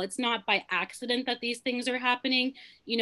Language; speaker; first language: English; early bilingual, other home language; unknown